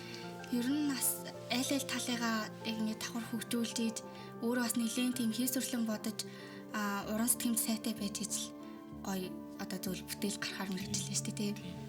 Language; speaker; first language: Mongolian; native; Mongolian